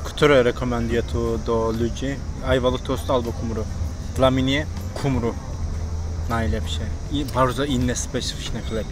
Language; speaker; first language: Polish; non-native, learner; Turkish